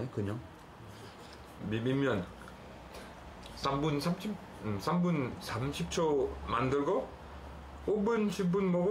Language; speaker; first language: Korean; non-native, learner; French